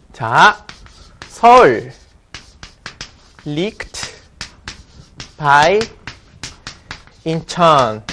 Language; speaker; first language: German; non-native, fluent; Korean